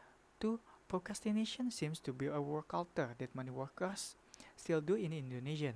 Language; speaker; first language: English; non-native, learner; Indonesian